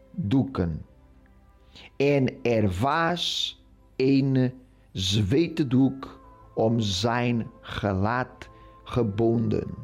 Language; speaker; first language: Dutch; non-native, fluent; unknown